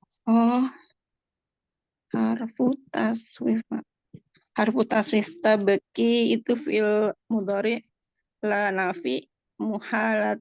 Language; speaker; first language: Arabic; non-native, learner; Indonesian